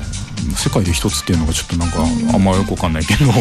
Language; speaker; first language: Japanese; native; Japanese